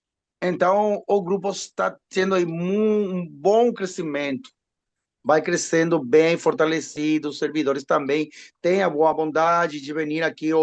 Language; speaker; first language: Portuguese; non-native, learner; Spanish